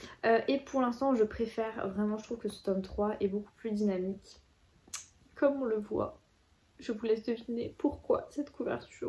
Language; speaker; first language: French; native; French